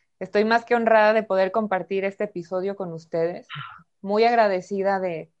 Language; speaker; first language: Spanish; native; Spanish